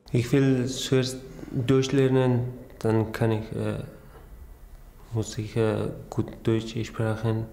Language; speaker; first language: German; non-native, learner; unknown